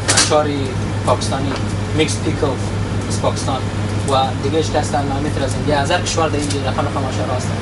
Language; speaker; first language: Persian; native; Persian